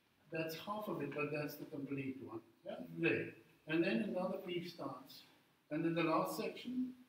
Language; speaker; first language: English; non-native, local second language; Afrikaans